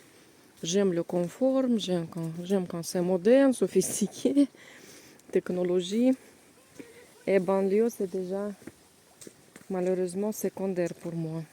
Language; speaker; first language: French; non-native, learner; Russian